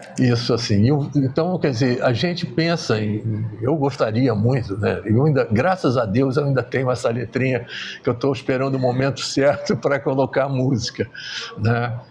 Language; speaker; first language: Portuguese; native; Portuguese